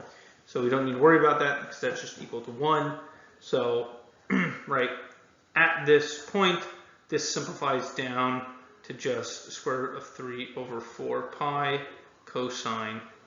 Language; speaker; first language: English; native; English